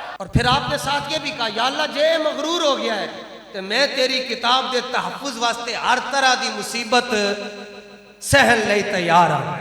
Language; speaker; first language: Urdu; non-native, local second language; Punjabi